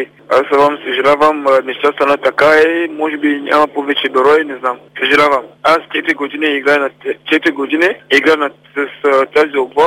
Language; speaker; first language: Bulgarian; non-native, learner; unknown